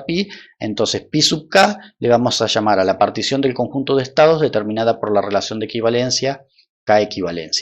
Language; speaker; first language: Spanish; native; Spanish